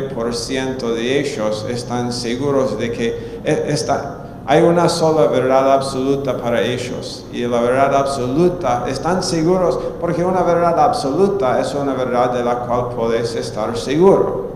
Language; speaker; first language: Spanish; non-native, fluent; English